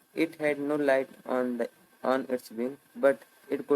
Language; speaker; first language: English; non-native, local second language; Hindi